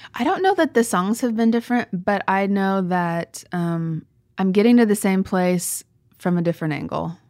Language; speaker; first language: English; native; English